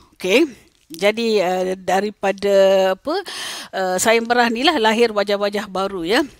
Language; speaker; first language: Malay; non-native, local second language; Tamil